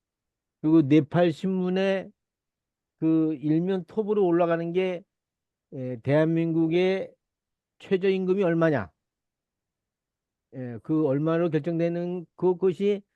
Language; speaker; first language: Korean; native; Korean